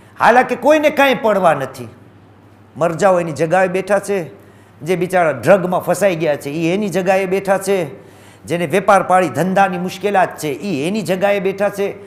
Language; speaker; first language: Gujarati; early bilingual, heritage; Gujarati